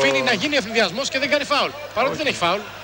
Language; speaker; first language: Greek; native; Greek